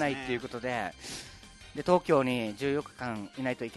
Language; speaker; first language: Japanese; native; Japanese